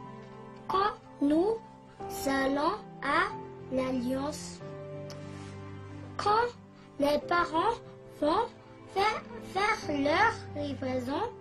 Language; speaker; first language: French; non-native, local second language; Malagasy